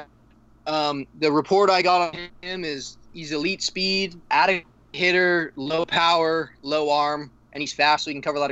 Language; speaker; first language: English; native; English